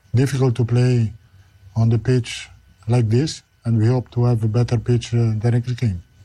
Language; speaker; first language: English; non-native, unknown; Italian